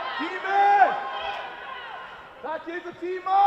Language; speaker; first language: Icelandic; non-native, learner; Swedish